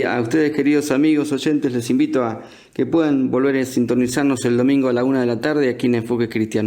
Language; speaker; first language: Spanish; native; Spanish